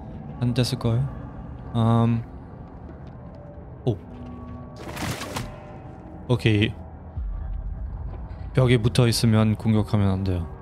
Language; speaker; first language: Korean; non-native, fluent; German